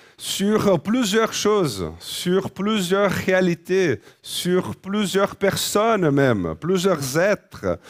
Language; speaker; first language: French; non-native, fluent; Portuguese